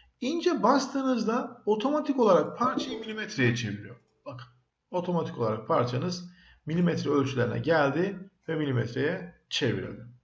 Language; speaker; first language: Turkish; native; Turkish